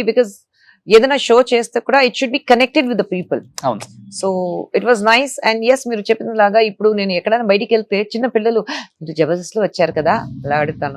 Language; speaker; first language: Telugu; non-native, local second language; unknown